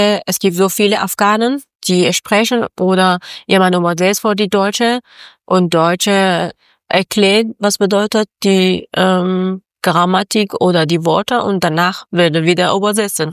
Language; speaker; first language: German; non-native, learner; Persian